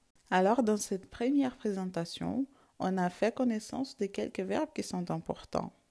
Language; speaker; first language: French; non-native, fluent; Portuguese